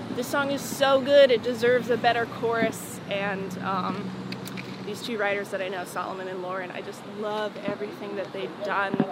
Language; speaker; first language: English; native; English